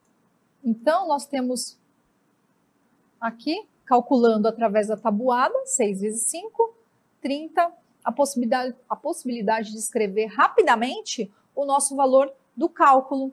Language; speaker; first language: Portuguese; native; Portuguese